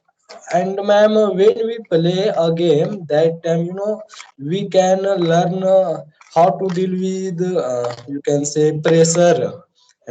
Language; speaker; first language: English; non-native, learner; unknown